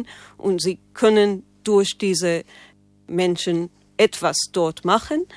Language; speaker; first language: German; non-native, fluent; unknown